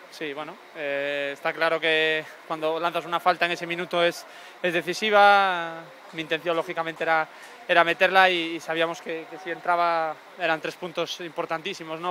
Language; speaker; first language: Spanish; native; Spanish